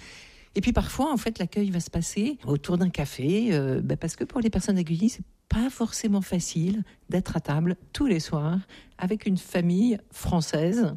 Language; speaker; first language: French; native; French